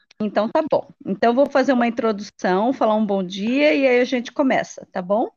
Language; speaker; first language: Portuguese; native; Portuguese